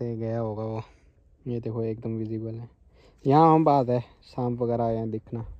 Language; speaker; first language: Hindi; native; Hindi